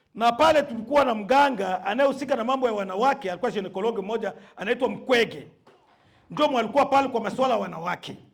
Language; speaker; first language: Swahili; native; Swahili